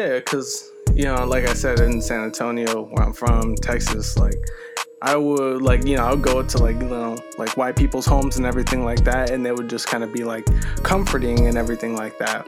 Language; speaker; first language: English; native; English